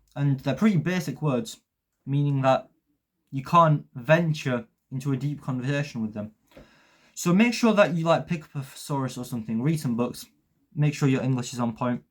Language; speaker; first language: English; early bilingual, other home language; Polish